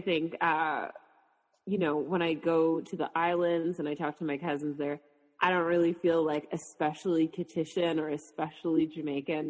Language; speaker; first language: English; native; English